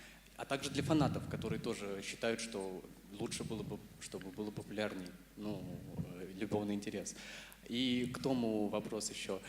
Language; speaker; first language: Russian; native; Russian